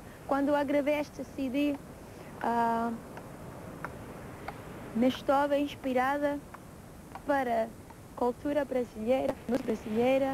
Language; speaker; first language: Portuguese; early bilingual, heritage; English